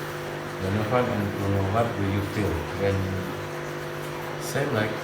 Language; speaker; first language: English; non-native, learner; Javanese